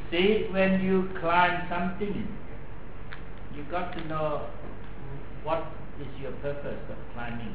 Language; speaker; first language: English; non-native, fluent; Thai